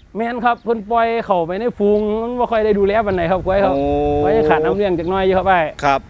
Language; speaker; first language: Thai; native; Thai